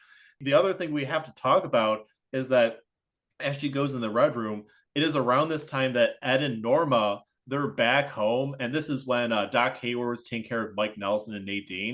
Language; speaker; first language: English; native; English